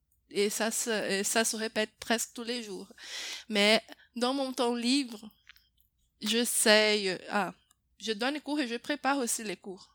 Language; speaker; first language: French; non-native, fluent; Portuguese